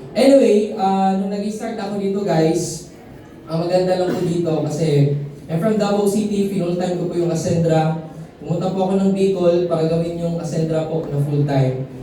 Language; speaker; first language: Filipino; non-native, local second language; Cebuano